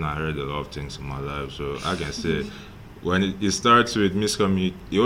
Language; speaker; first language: English; non-native, local second language; French